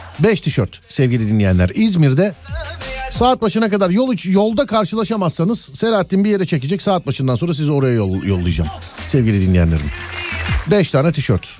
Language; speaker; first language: Turkish; native; Turkish